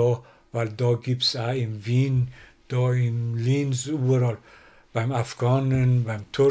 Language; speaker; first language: German; non-native, learner; Persian